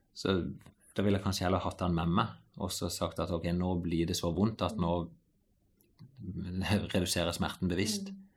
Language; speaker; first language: Norwegian; native; Norwegian